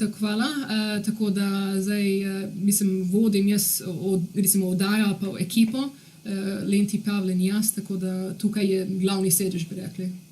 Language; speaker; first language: Slovenian; early bilingual, heritage; Slovenian